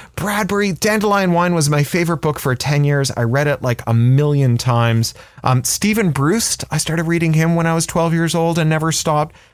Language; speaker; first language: English; native; English